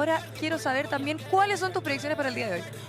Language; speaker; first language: Spanish; native; Spanish